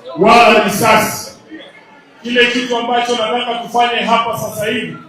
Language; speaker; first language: Swahili; non-native, local second language; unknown